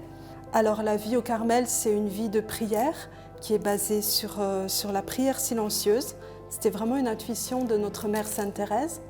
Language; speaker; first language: French; native; French